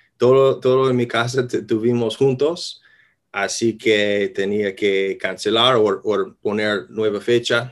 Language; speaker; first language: Spanish; non-native, fluent; English